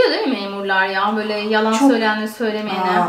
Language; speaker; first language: Turkish; native; Turkish